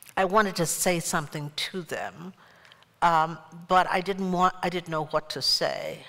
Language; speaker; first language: English; native; English